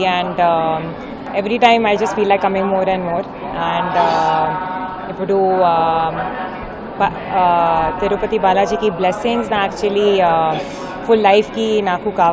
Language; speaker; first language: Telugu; non-native, learner; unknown